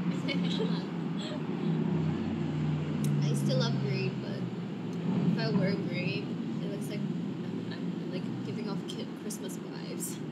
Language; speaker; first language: English; non-native, learner; Korean